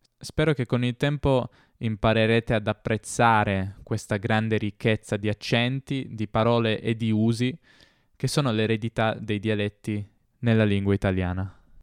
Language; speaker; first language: Italian; native; Italian